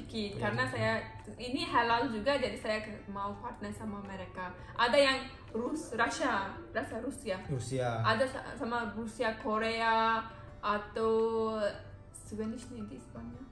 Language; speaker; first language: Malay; non-native, learner; Turkish